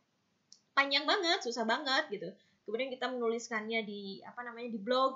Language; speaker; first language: Indonesian; native; Indonesian